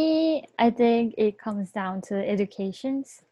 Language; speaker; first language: English; non-native, fluent; Japanese